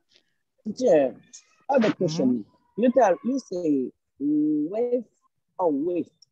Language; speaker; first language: English; non-native, learner; Haitian Creole